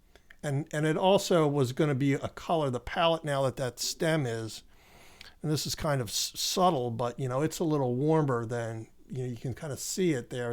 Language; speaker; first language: English; native; English